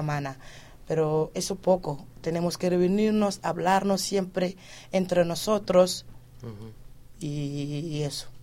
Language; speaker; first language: Spanish; non-native, fluent; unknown